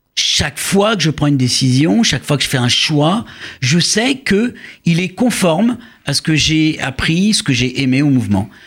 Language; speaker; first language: French; native; French